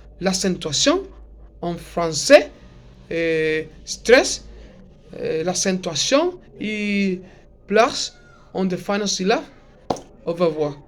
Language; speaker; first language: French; non-native, learner; Spanish